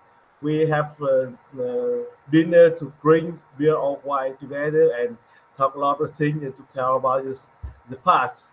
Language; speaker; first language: English; non-native, learner; Vietnamese